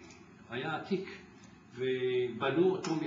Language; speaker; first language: Hebrew; non-native, fluent; Ladino